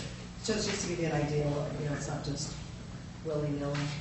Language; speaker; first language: English; native; English